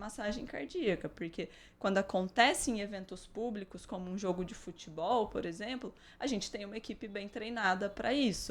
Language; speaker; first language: Portuguese; native; Portuguese